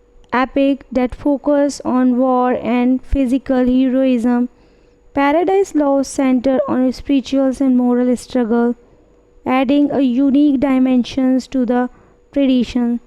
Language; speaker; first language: English; non-native, fluent; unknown